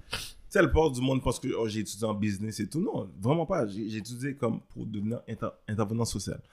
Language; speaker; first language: French; early bilingual, other home language; Haitian Creole